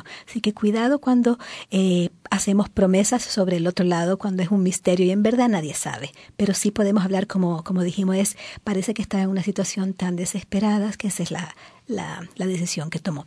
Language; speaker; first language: Spanish; native; Spanish